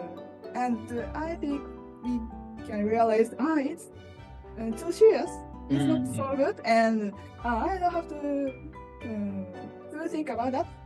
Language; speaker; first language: English; non-native, learner; Japanese